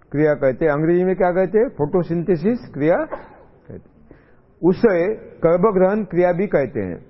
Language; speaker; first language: Hindi; non-native, local second language; Marathi